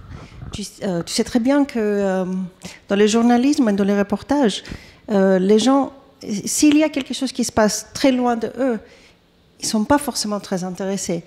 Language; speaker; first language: French; non-native, fluent; Greek